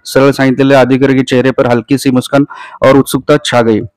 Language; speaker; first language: Hindi; non-native, local second language; Marathi